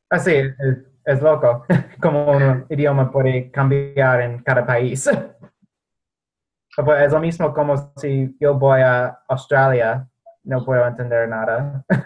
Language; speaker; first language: Spanish; non-native, fluent; English